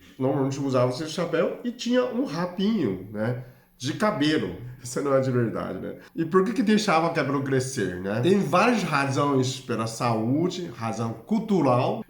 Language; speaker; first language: Portuguese; non-native, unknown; Chinese